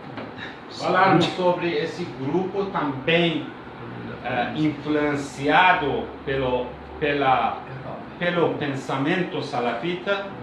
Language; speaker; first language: Portuguese; non-native, learner; Persian